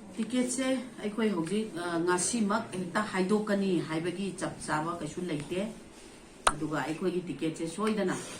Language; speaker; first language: Manipuri; native; Manipuri